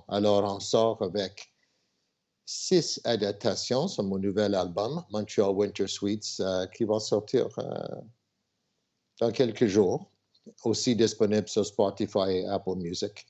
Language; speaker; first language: French; non-native, local second language; English